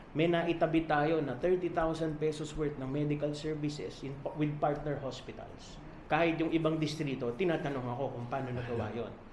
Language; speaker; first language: Filipino; native; Filipino